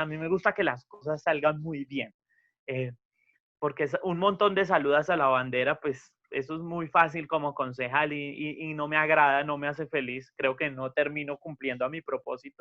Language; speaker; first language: Spanish; native; Spanish